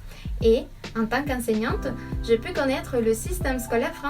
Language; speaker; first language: French; non-native, fluent; Spanish